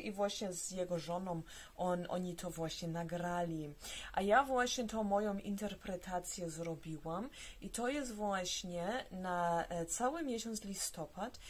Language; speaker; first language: Polish; early bilingual, heritage; Polish